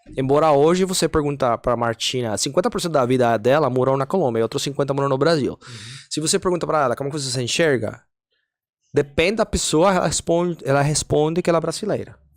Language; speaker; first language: Portuguese; non-native, fluent; Spanish